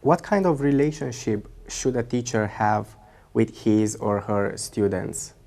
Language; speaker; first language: English; non-native, fluent; Romanian